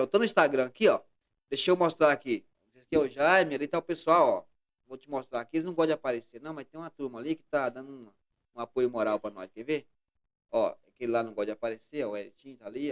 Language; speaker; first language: Portuguese; native; Portuguese